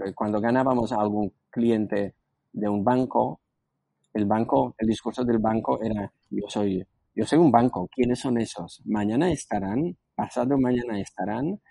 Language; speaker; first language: Spanish; non-native, fluent; Slovak